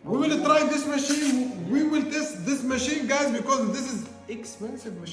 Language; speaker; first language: English; non-native, learner; Arabic